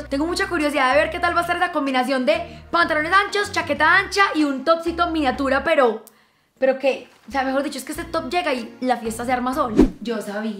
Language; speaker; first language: Spanish; native; Spanish